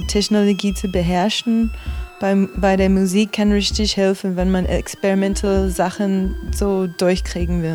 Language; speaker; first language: German; non-native, fluent; English